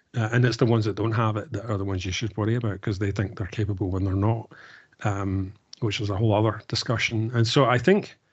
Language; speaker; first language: English; native; English